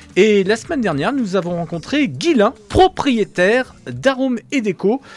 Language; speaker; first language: French; native; French